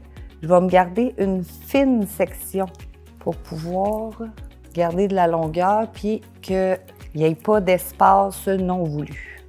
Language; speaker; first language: French; native; French